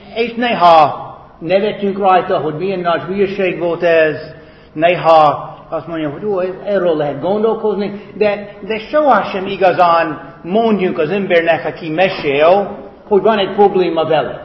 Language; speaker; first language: Hungarian; non-native, fluent; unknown